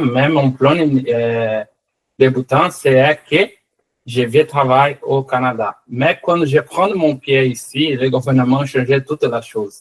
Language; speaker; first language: French; non-native, learner; Portuguese